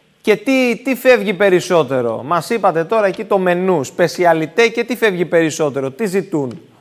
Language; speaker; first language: Greek; native; Greek